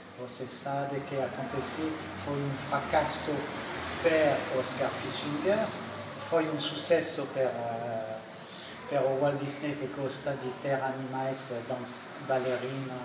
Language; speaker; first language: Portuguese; non-native, learner; French